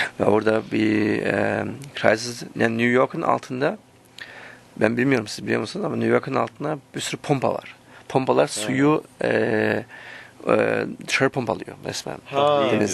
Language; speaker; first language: Turkish; early bilingual, heritage; Turkish